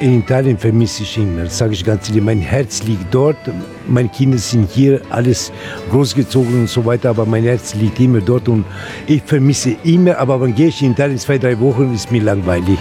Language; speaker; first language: German; non-native, learner; Italian